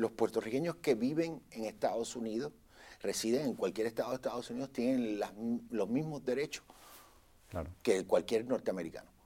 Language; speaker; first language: Spanish; native; Spanish